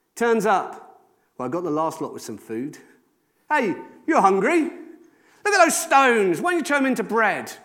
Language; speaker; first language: English; native; English